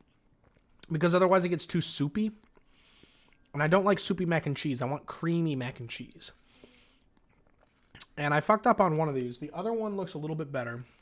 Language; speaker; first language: English; native; English